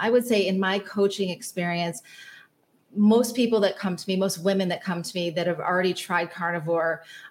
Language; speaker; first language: English; native; English